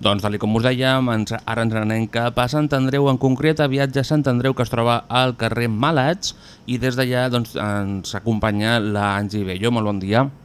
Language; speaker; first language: Catalan; native; Catalan